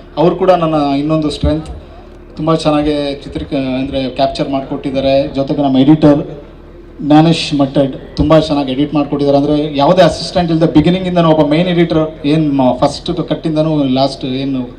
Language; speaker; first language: Kannada; native; Kannada